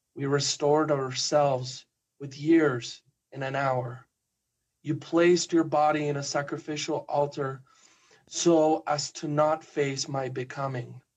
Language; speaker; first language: English; non-native, fluent; Spanish